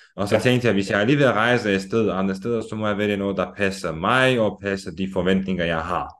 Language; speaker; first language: Danish; non-native, fluent; Romanian